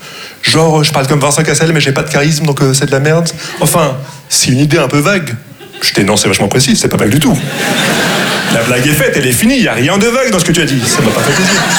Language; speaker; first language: French; non-native, local second language; Arabic